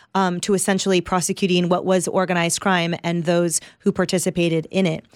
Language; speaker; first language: English; early bilingual, other home language; Italian